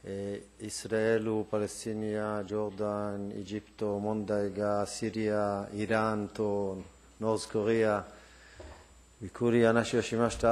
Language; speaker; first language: Japanese; non-native, learner; Hebrew